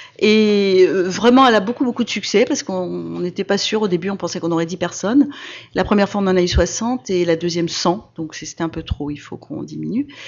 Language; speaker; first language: French; native; French